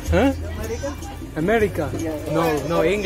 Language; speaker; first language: Spanish; non-native, learner; English